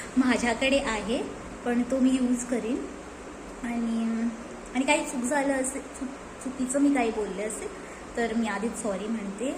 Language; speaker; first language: Marathi; non-native, local second language; Konkani